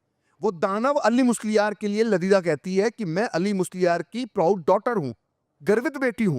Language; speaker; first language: Hindi; native; Hindi